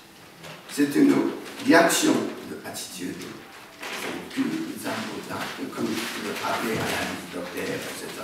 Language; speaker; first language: French; non-native, learner; Japanese